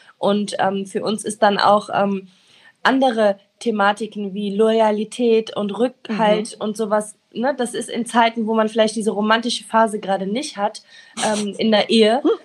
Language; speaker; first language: German; native; German